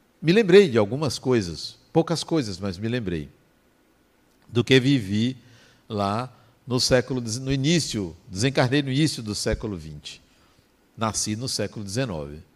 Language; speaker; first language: Portuguese; native; Portuguese